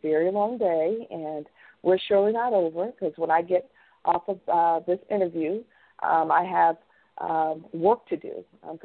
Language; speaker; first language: English; native; English